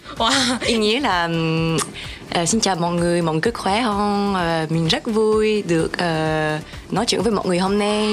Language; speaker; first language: Vietnamese; early bilingual, heritage; French